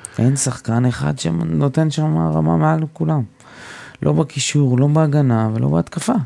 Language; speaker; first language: Hebrew; native; Hebrew